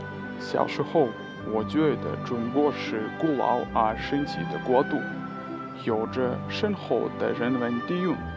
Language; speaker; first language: Chinese; non-native, fluent; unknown